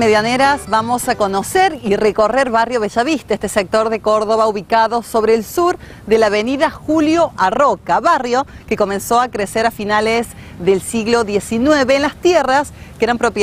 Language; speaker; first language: Spanish; native; Spanish